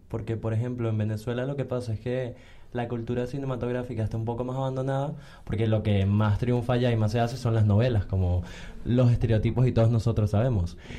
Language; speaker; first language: Spanish; native; Spanish